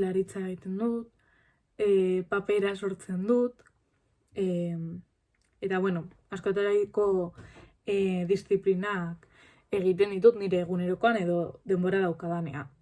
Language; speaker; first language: Basque; non-native, local second language; Spanish